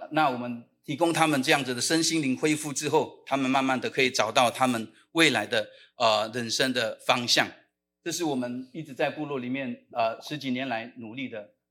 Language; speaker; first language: Chinese; non-native, local second language; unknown